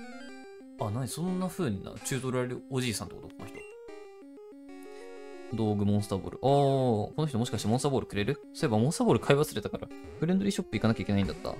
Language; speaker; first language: Japanese; native; Japanese